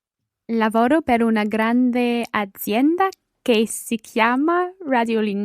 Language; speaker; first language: Italian; non-native, learner; English